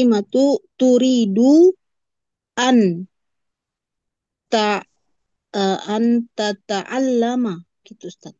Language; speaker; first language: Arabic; non-native, learner; Indonesian